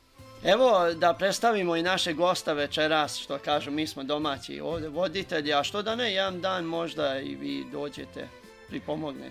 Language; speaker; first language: Serbian; native; Serbian